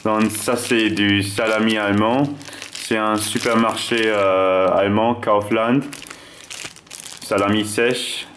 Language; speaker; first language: French; non-native, fluent; German